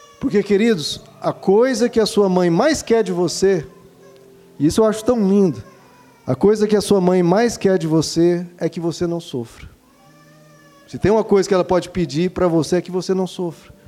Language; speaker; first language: Portuguese; native; Portuguese